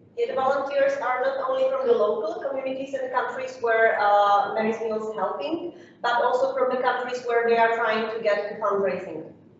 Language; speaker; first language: English; non-native, fluent; Czech